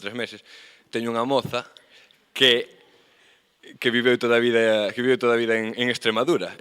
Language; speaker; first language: Galician; native; Galician